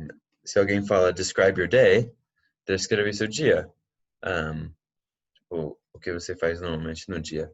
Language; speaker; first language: Portuguese; non-native, fluent; English